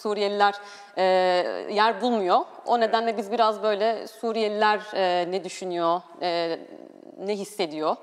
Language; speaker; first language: Turkish; native; Turkish